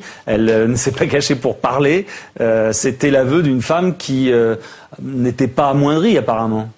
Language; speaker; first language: French; native; French